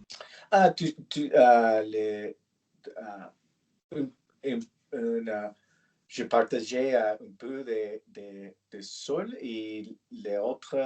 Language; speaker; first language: French; non-native, learner; English